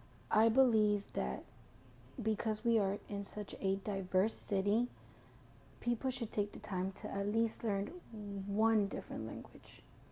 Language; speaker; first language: English; early bilingual, other home language; Spanish